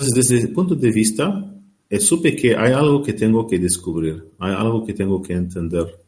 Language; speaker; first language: Spanish; non-native, learner; Arabic